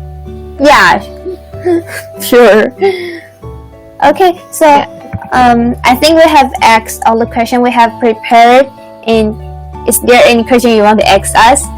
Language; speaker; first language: English; non-native, learner; Chinese